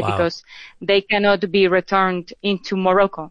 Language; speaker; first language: English; non-native, fluent; Spanish